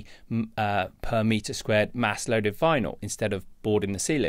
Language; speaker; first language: English; native; English